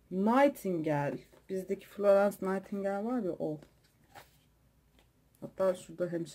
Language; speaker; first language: Turkish; native; Turkish